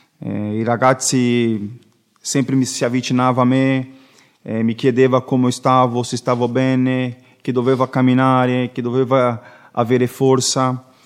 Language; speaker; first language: Italian; non-native, learner; Portuguese